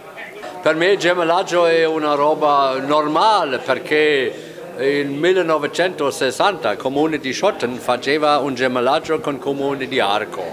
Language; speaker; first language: Italian; non-native, fluent; German